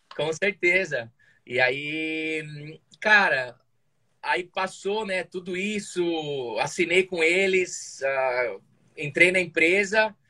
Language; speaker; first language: Portuguese; native; Portuguese